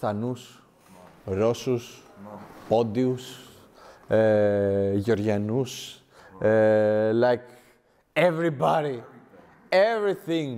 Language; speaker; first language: Greek; native; Greek